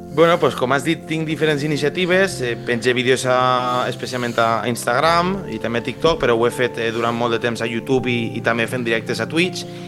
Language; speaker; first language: Catalan; native; Catalan